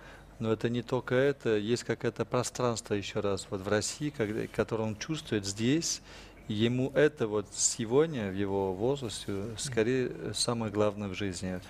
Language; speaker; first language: Russian; non-native, fluent; French